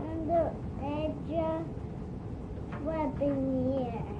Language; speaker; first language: Spanish; early bilingual, heritage; Spanish